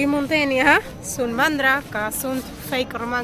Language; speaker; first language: Romanian; non-native, learner; Spanish